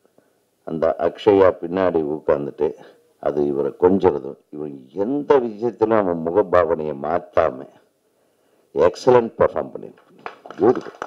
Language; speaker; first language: Tamil; native; Tamil